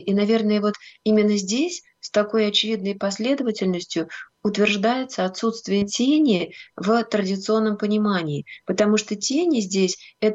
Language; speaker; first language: Russian; native; Russian